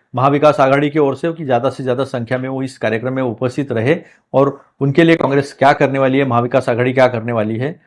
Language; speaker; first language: Hindi; non-native, local second language; Marathi